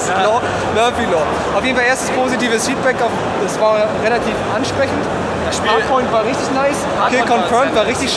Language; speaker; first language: German; native; German